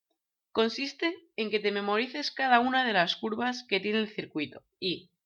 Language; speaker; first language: Spanish; native; Spanish